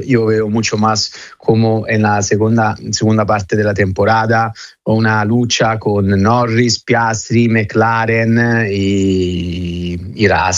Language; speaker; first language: Spanish; non-native, fluent; Italian